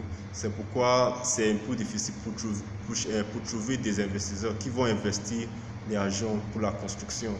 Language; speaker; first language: French; non-native, fluent; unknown